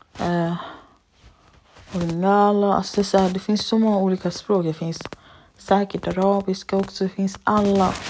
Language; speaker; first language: Swedish; early bilingual, other home language; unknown